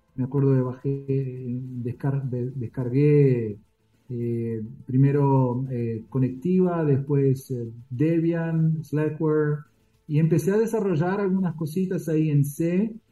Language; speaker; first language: Spanish; early bilingual, heritage; Spanish